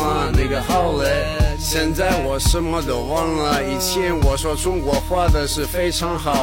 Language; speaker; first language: Chinese; non-native, learner; Russian